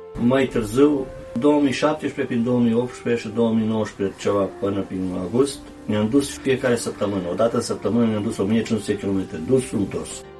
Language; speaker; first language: Romanian; native; Romanian